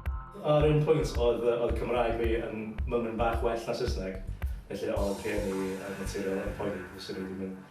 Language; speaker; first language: Welsh; non-native, local second language; English